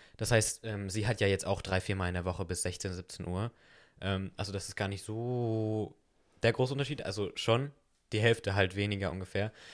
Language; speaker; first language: German; native; German